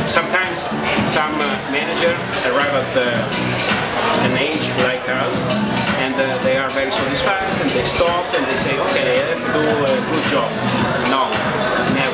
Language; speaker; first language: English; non-native, fluent; Italian